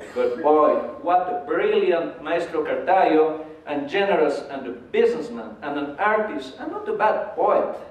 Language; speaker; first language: English; non-native, fluent; Spanish